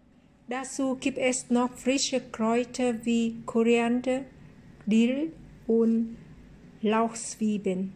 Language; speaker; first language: German; non-native, fluent; Vietnamese